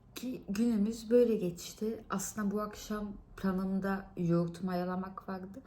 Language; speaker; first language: Turkish; early bilingual, heritage; Turkish